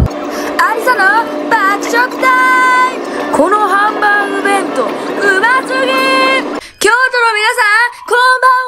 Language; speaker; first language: Japanese; native; Japanese